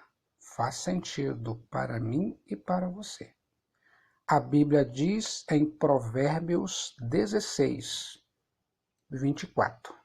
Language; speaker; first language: Portuguese; native; Portuguese